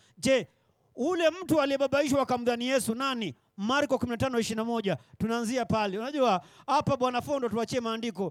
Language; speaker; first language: Swahili; native; Swahili